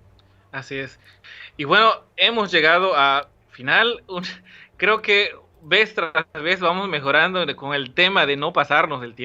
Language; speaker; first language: Spanish; native; Spanish